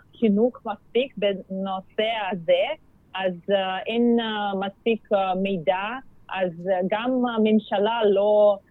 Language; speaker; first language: Hebrew; non-native, fluent; Russian